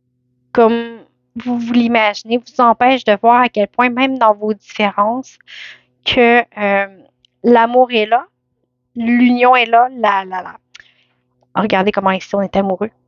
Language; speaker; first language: French; native; French